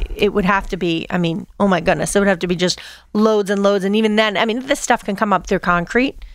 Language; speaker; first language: English; native; English